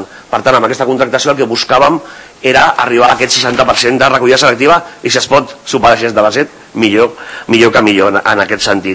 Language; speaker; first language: Catalan; native; Catalan